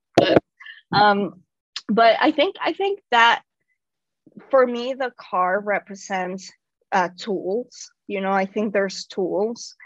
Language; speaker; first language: English; non-native, fluent; Spanish